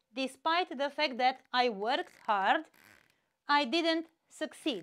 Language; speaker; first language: English; non-native, fluent; Romanian